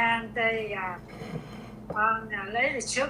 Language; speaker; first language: English; non-native, learner; Vietnamese